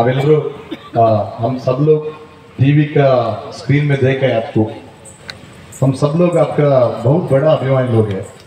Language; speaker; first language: Hindi; non-native, local second language; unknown